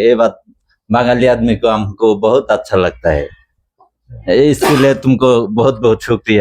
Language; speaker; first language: Hindi; non-native, learner; Bangla